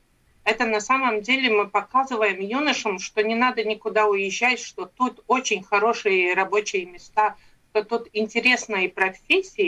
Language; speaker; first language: Russian; non-native, local second language; Latvian